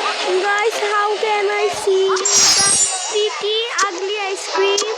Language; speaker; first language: English; non-native, learner; Bangla